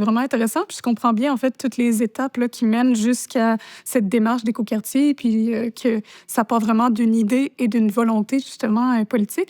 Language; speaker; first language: French; native; French